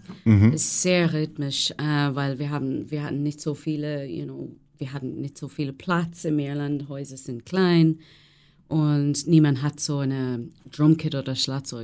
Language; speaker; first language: German; non-native, learner; English